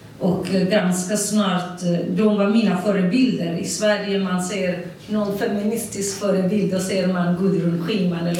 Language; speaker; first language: Swedish; non-native, fluent; Central Kurdish